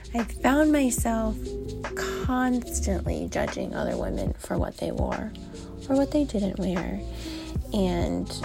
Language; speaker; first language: English; native; English